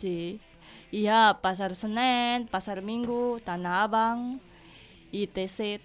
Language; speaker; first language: Catalan; non-native, learner; Indonesian